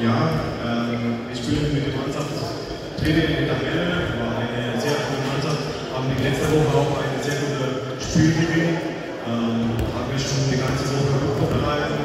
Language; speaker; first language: German; non-native, learner; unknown